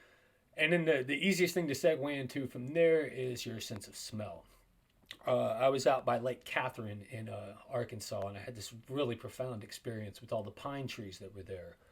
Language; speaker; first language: English; native; English